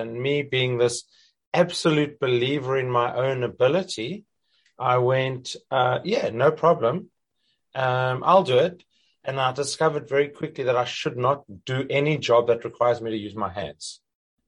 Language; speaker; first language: English; native; English